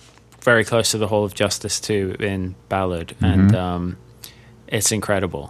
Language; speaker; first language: English; native; English